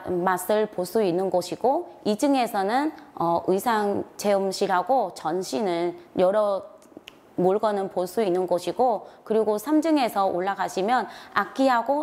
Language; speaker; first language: Korean; non-native, fluent; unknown